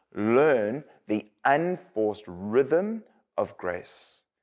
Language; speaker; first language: English; native; English